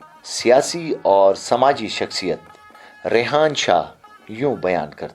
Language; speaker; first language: Urdu; native; Urdu